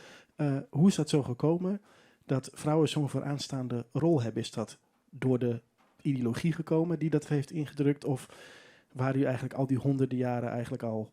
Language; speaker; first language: Dutch; non-native, local second language; Western Frisian